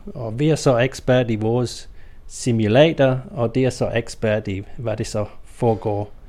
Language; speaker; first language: Danish; non-native, fluent; English